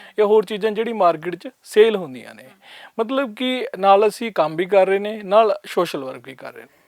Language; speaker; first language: Punjabi; native; Punjabi